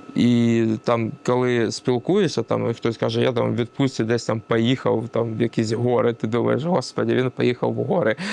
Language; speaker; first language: Ukrainian; non-native, local second language; Russian